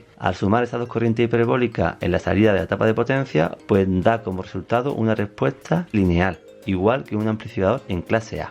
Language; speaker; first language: Spanish; native; Spanish